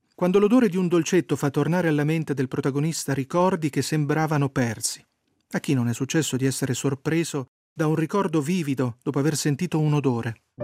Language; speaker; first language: Italian; native; Italian